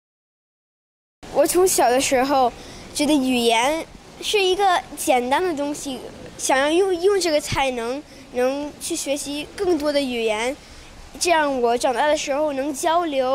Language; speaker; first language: Chinese; non-native, fluent; French